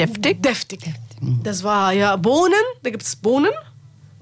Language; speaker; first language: German; non-native, learner; Arabic